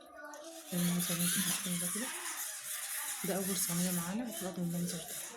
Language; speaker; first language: Arabic; native; Arabic